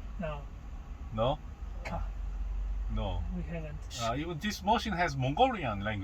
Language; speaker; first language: English; non-native, learner; Korean